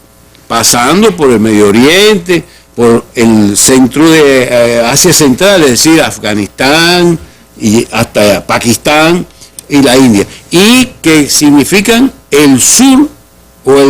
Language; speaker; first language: Spanish; native; Spanish